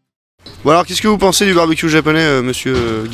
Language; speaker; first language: French; native; French